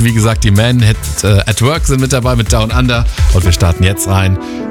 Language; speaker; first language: German; native; German